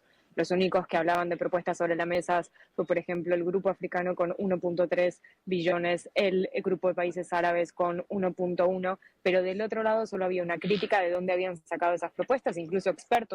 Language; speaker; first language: Spanish; native; Spanish